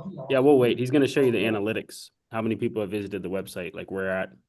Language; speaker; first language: English; native; English